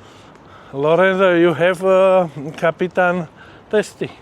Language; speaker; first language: English; non-native, learner; Slovak